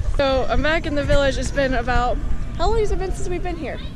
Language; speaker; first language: English; native; English